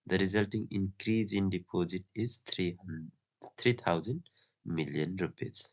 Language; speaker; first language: English; non-native, local second language; Nepali